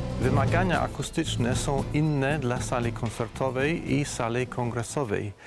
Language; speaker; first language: Polish; non-native, fluent; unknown